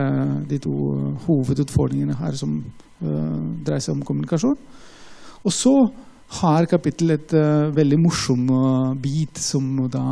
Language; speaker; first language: Norwegian; non-native, fluent; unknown